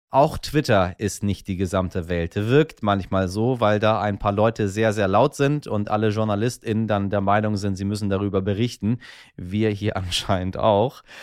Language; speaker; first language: German; early bilingual, other home language; Persian